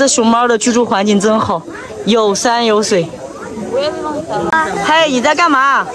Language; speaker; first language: Chinese; native; Chinese